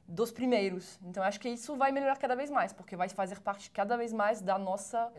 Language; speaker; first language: Portuguese; non-native, fluent; French